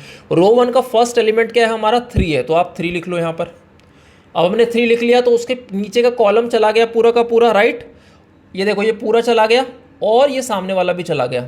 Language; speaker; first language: Hindi; native; Hindi